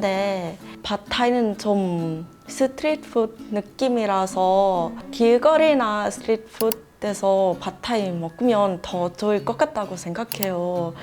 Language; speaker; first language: Korean; non-native, fluent; Thai